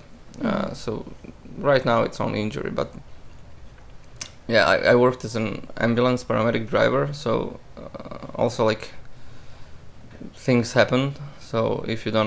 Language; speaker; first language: English; non-native, fluent; Croatian